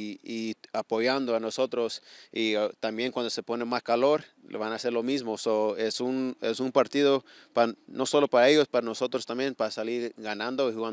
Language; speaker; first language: Spanish; early bilingual, heritage; Spanish